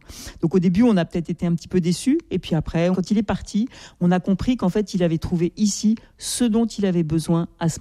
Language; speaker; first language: French; native; French